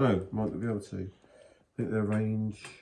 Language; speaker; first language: English; native; English